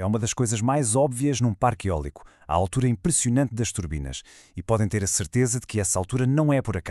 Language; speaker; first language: Portuguese; native; Portuguese